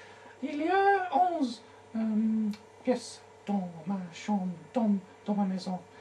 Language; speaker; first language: French; non-native, learner; English